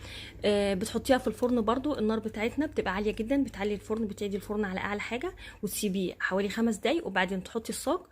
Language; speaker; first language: Arabic; native; Arabic